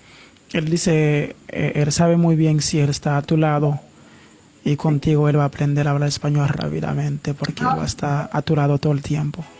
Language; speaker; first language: Spanish; non-native, learner; Haitian Creole